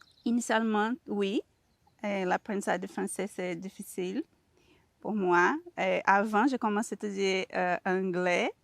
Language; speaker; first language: French; non-native, learner; Portuguese